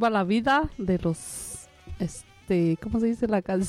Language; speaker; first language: Spanish; native; Spanish